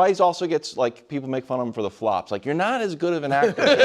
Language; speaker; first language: English; native; English